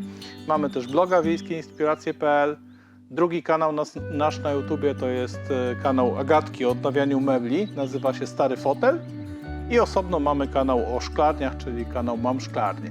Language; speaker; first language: Polish; native; Polish